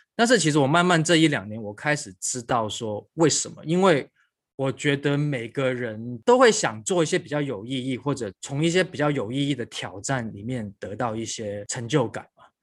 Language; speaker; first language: Chinese; non-native, local second language; Cantonese